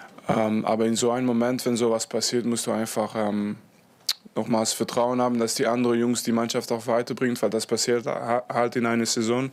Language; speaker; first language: German; non-native, fluent; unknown